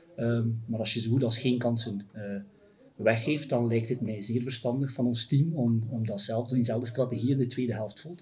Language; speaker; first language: Dutch; native; Dutch